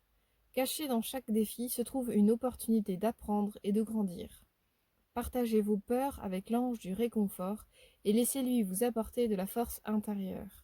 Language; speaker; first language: French; native; French